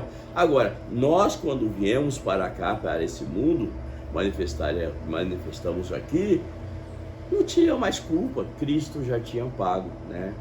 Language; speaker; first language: Portuguese; native; Portuguese